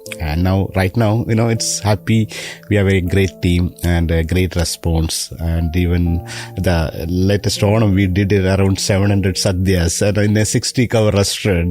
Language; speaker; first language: English; non-native, local second language; Malayalam